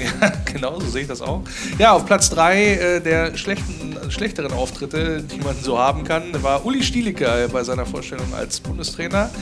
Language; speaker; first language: German; native; German